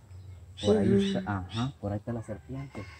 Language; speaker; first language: Spanish; native; Spanish